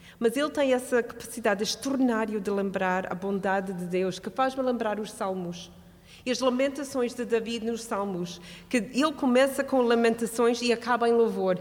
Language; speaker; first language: Portuguese; non-native, fluent; English